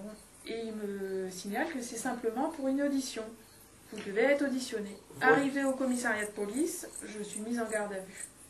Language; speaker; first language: French; native; French